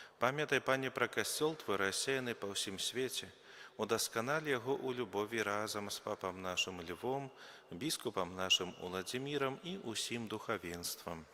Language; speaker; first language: Belarusian; native; Belarusian